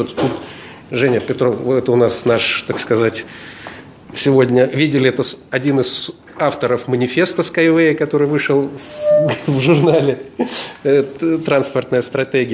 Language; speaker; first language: Russian; native; Russian